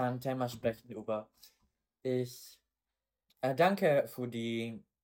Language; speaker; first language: German; non-native, learner; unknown